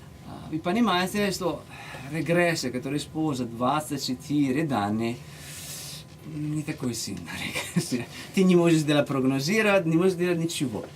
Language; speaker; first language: Russian; non-native, learner; Italian